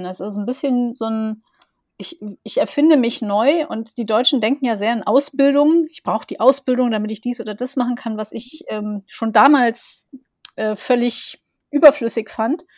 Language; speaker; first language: German; native; German